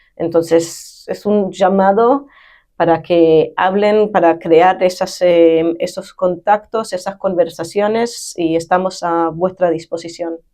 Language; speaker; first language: Spanish; early bilingual, heritage; Spanish